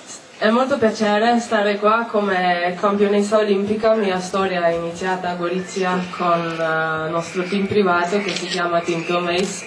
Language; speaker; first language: Italian; non-native, learner; Slovenian